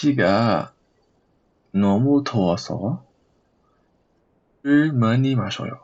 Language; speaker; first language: Korean; non-native, fluent; Portuguese